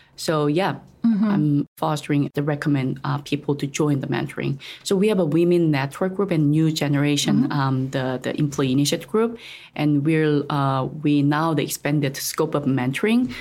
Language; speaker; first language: English; non-native, fluent; Korean